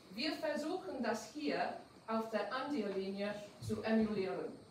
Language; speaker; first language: German; non-native, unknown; English